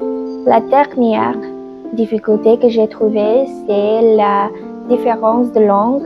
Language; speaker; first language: French; non-native, learner; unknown